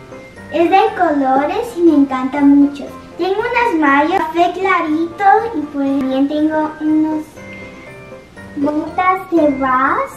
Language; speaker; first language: Spanish; early bilingual, other home language; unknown